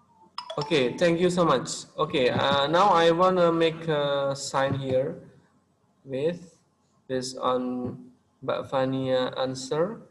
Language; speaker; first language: English; non-native, local second language; Indonesian